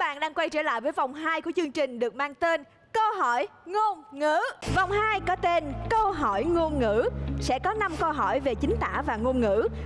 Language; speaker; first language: Vietnamese; native; Vietnamese